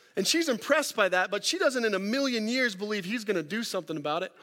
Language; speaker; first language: English; native; English